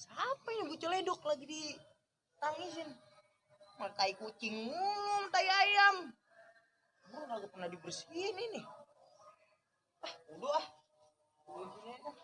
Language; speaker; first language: Indonesian; native; Indonesian